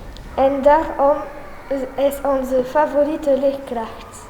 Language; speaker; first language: Dutch; non-native, local second language; French